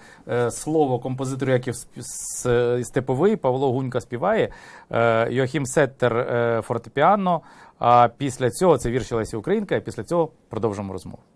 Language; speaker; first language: Ukrainian; native; Ukrainian